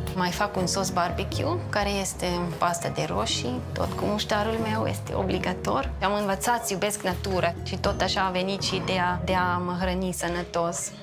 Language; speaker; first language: Romanian; non-native, fluent; German